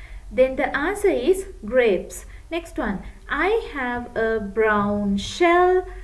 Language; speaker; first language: English; non-native, local second language; Sinhala